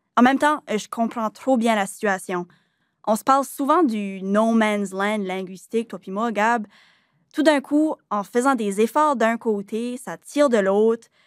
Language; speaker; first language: French; native; French